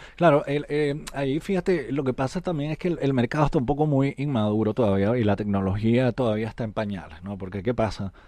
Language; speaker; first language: Spanish; native; Spanish